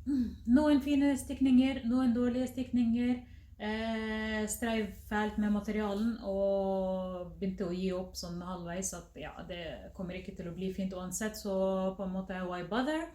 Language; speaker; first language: Norwegian; non-native, fluent; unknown